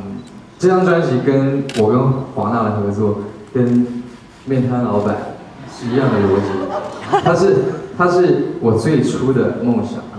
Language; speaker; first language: Chinese; native; Chinese